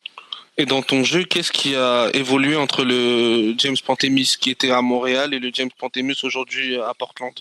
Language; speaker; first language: French; native; French